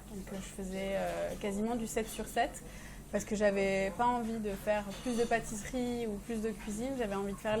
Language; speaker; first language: French; early bilingual, other home language; Persian